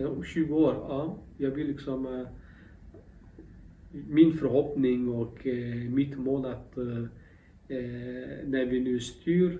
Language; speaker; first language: Swedish; non-native, local second language; Kurdish